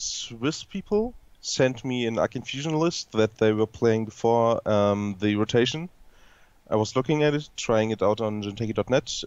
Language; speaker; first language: English; non-native, fluent; German